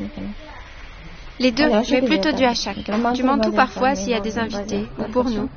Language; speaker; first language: French; non-native, fluent; Persian